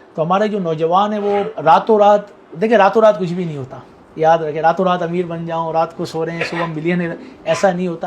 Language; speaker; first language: Urdu; native; Urdu